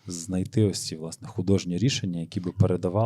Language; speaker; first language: Ukrainian; native; Ukrainian